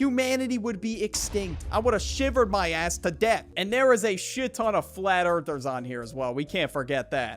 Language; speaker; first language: English; native; English